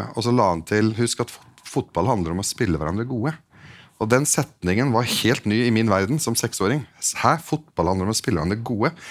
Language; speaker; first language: Norwegian; early bilingual, other home language; Arabic